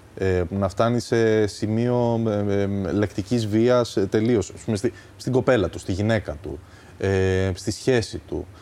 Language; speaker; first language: Greek; early bilingual, other home language; Albanian